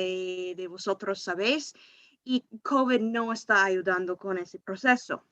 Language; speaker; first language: Spanish; non-native, fluent; English